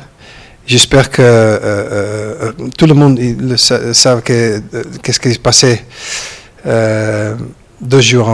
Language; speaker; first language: French; non-native, learner; Dutch